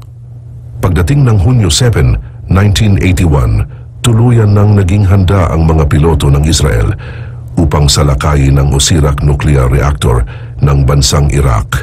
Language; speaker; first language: Filipino; native; Filipino